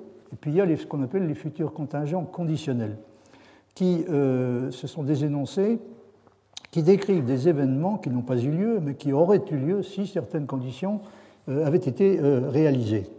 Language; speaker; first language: French; native; French